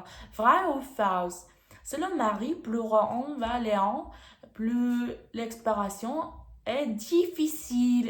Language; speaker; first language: French; non-native, learner; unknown